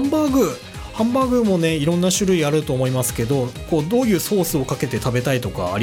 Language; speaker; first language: Japanese; native; Japanese